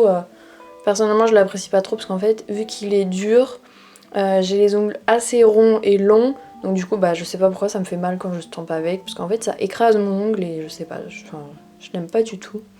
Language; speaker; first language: French; native; French